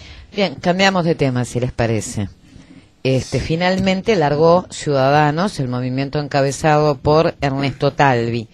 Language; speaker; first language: Spanish; native; Spanish